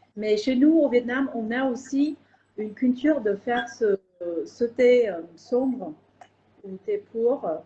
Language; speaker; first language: French; non-native, fluent; Vietnamese